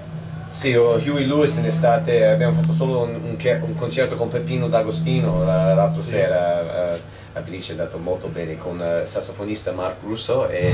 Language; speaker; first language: Italian; non-native, learner; English